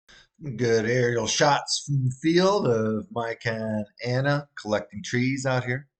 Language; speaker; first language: English; native; English